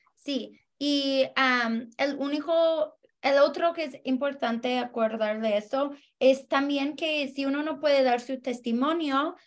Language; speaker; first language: Spanish; non-native, fluent; English